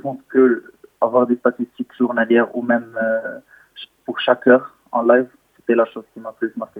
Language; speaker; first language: French; non-native, local second language; Arabic